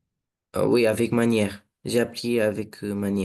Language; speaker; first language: French; non-native, learner; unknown